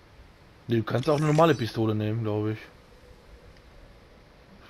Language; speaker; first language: German; native; German